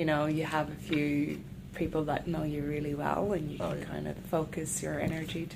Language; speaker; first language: English; non-native, fluent; Swedish